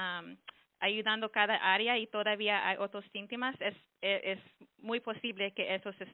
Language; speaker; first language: Spanish; early bilingual, heritage; Spanish